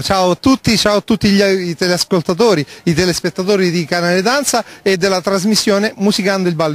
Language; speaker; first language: Italian; native; Italian